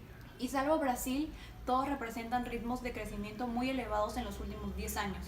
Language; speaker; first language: Spanish; native; Spanish